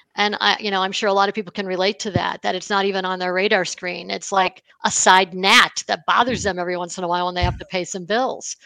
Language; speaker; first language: English; native; English